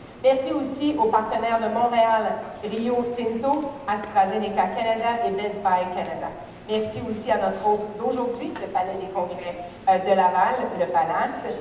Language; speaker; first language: French; native; French